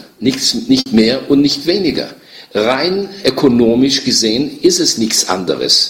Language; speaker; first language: German; native; German